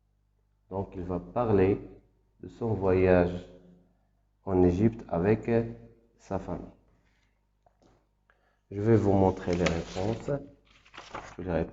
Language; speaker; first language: French; non-native, local second language; Arabic